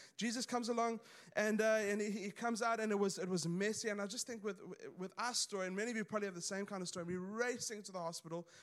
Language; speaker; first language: English; native; English